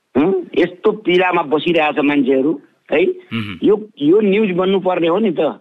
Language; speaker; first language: Nepali; non-native, local second language; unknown